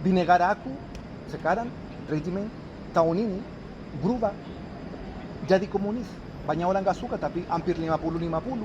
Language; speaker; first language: Indonesian; non-native, fluent; Spanish